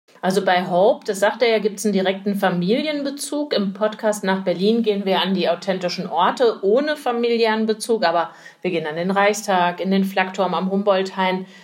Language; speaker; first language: German; native; German